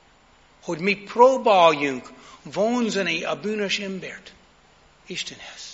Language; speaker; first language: Hungarian; non-native, fluent; English